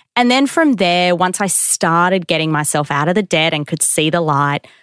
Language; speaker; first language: English; native; English